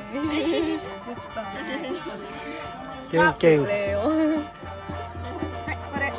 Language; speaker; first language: Thai; native; Thai